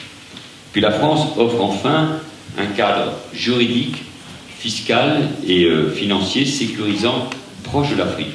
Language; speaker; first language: French; native; French